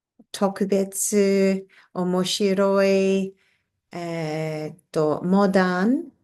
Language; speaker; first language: Japanese; non-native, fluent; English